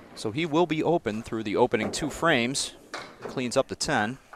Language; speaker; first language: English; native; English